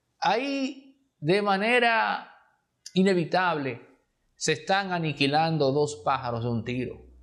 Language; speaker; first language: Spanish; native; Spanish